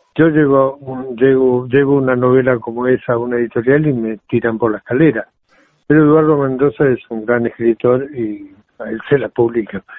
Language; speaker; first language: Spanish; native; Spanish